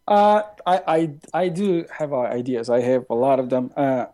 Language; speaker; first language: English; non-native, fluent; Turkish